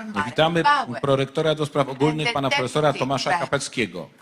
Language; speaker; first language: Polish; native; Polish